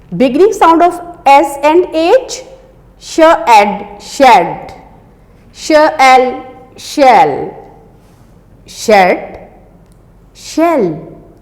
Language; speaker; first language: English; non-native, local second language; Urdu